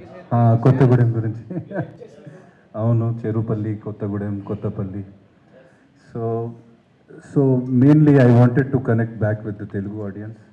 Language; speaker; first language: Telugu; non-native, local second language; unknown